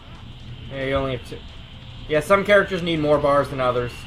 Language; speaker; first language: English; native; English